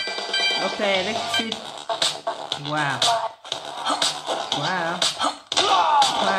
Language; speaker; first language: English; non-native, learner; Vietnamese